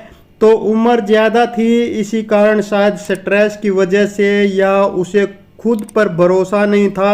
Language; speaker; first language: Hindi; native; Hindi